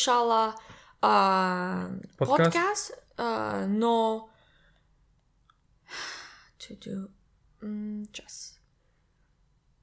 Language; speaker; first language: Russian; non-native, learner; English